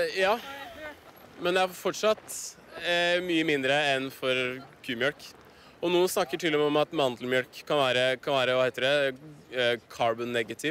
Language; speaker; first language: Norwegian; native; Norwegian